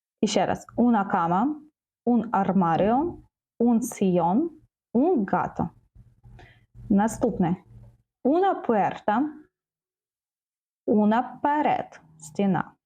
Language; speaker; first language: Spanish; non-native, fluent; Ukrainian